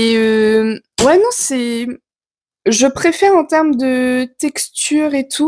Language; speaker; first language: French; native; French